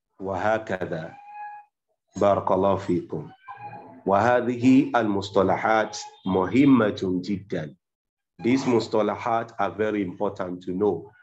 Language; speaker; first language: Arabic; non-native, fluent; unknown